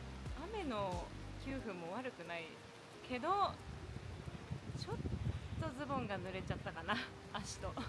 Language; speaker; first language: Japanese; native; Japanese